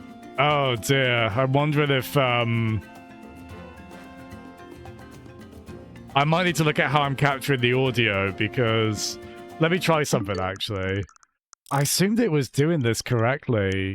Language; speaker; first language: English; native; English